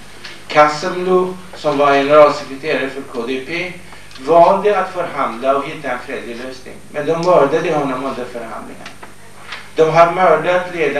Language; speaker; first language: Swedish; non-native, fluent; Kurdish